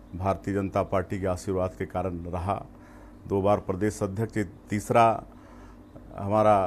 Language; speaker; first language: Hindi; native; Hindi